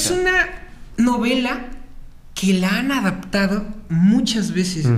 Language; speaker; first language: Spanish; native; Spanish